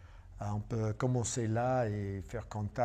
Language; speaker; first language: French; non-native, fluent; English